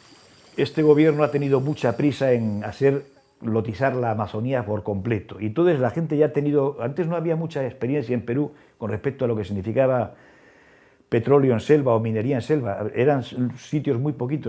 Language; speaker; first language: Spanish; native; Spanish